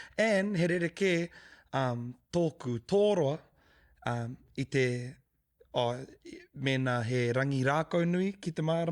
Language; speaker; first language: Māori; non-native, local second language; English